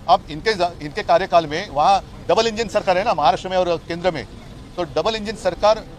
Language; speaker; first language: Hindi; non-native, local second language; Marathi